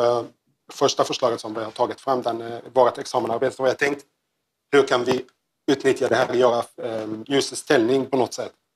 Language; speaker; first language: Swedish; non-native, learner; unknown